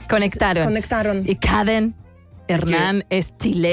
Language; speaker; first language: Spanish; native; Spanish